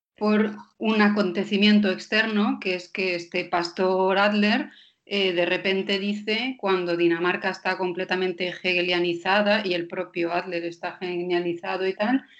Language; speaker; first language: Spanish; non-native, fluent; Danish